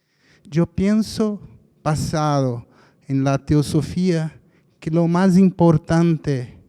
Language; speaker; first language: Spanish; non-native, fluent; Portuguese